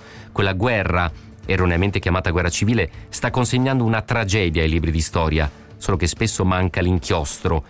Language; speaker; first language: Italian; native; Italian